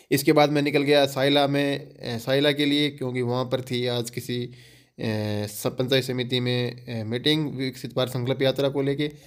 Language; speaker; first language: Hindi; native; Hindi